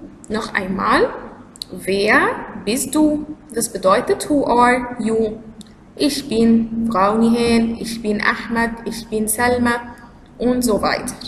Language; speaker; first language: German; non-native, learner; Arabic